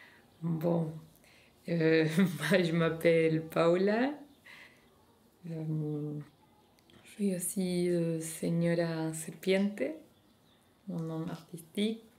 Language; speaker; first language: French; non-native, fluent; Spanish